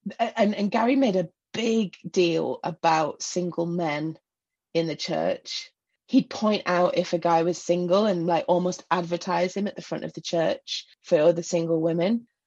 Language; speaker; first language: English; native; English